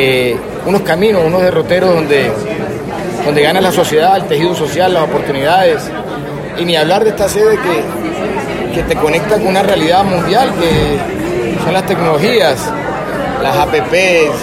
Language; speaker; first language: Spanish; native; Spanish